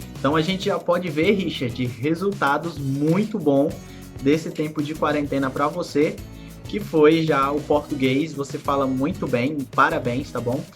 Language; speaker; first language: Portuguese; native; Portuguese